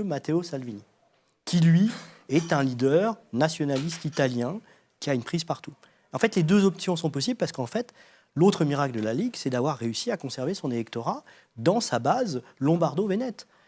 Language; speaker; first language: French; native; French